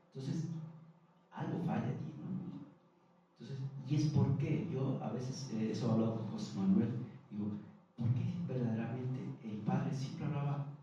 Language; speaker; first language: Spanish; native; Spanish